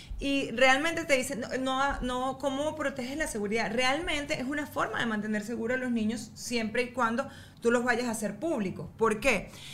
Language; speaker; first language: Spanish; native; Spanish